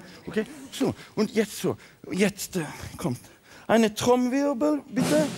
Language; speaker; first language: German; non-native, learner; Swedish